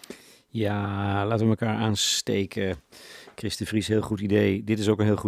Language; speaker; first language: Dutch; native; Dutch